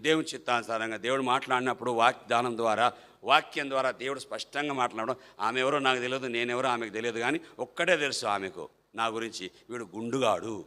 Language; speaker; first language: Telugu; non-native, fluent; Malayalam